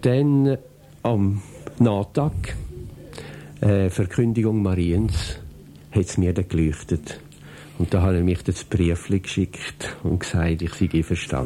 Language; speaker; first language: German; native; German